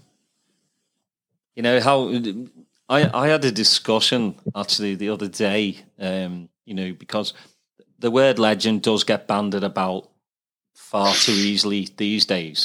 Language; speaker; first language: English; native; English